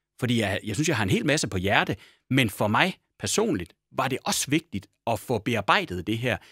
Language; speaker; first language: Danish; native; Danish